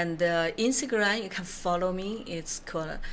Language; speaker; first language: English; non-native, learner; Chinese